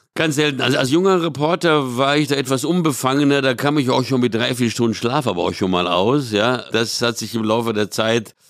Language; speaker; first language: German; early bilingual, other home language; Hungarian